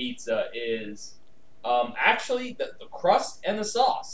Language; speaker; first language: English; native; English